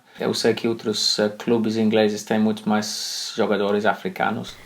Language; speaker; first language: Portuguese; non-native, fluent; English